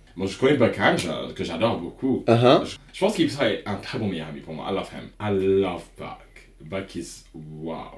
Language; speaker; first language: French; non-native, local second language; Wolof